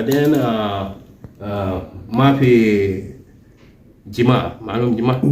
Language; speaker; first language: Arabic; non-native, learner; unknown